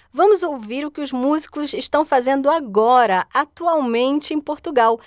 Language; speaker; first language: Portuguese; native; Portuguese